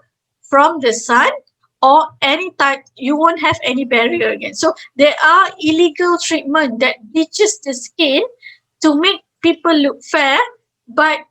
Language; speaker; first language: English; non-native, fluent; Malay